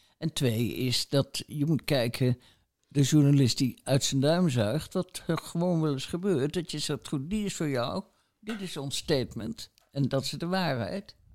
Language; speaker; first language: Dutch; native; Dutch